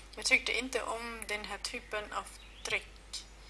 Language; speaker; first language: Swedish; non-native, learner; German